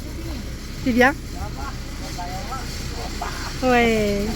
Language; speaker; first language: French; native; French